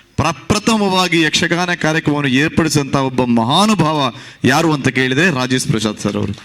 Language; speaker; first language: Kannada; non-native, local second language; Tulu